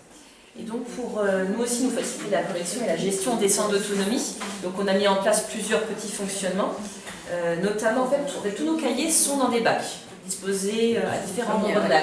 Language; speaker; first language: French; native; French